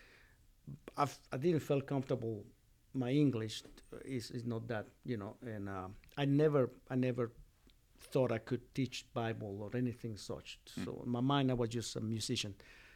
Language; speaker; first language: English; non-native, fluent; Spanish